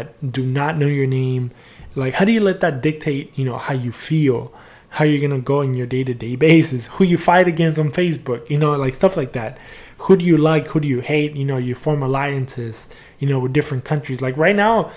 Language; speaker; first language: English; early bilingual, other home language; Spanish